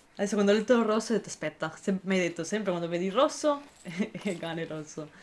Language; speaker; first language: Italian; non-native, fluent; German